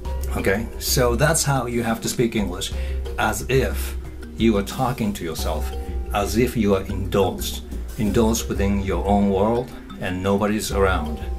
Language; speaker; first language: English; non-native, fluent; Japanese